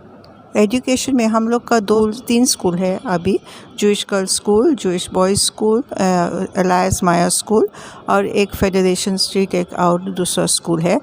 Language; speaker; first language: Hindi; non-native, local second language; English